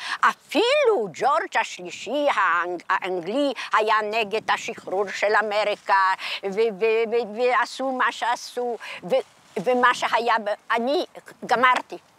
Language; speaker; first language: Hebrew; non-native, fluent; Polish